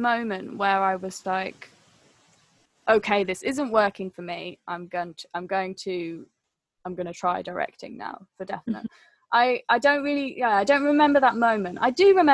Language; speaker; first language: English; native; English